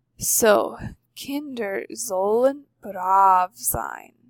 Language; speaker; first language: German; non-native, fluent; English